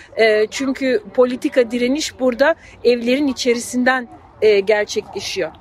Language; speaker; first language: Turkish; native; Turkish